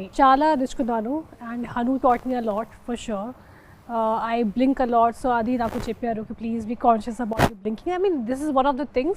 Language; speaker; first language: Telugu; non-native, fluent; Hindi